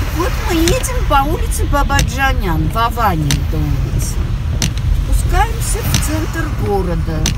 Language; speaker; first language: Russian; non-native, local second language; Armenian